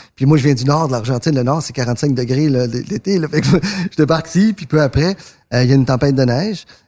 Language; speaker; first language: French; early bilingual, other home language; Spanish